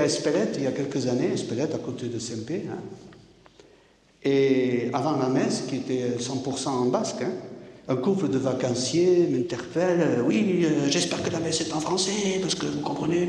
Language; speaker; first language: French; native; French